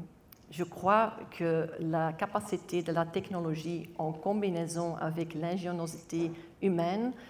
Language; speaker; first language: French; non-native, local second language; Dutch